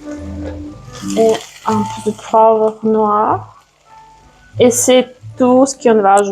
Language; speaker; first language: French; non-native, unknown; Russian